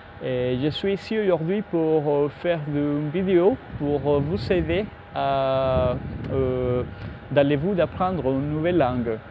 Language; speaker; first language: French; non-native, fluent; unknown